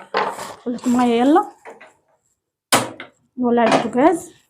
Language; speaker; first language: Arabic; native; Arabic